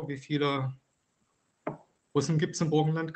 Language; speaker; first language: German; native; German